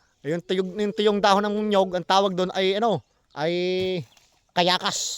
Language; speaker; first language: Filipino; non-native, local second language; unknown